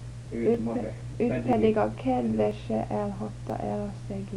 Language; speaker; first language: Hungarian; early bilingual, heritage; English